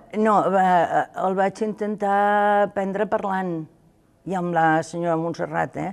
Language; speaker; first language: Catalan; non-native, local second language; Spanish